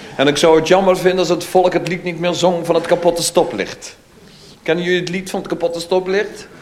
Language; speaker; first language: Dutch; native; Dutch